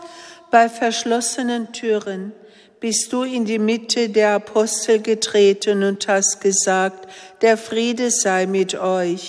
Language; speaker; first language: German; native; German